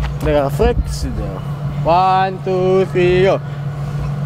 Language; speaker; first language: Japanese; non-native, learner; Filipino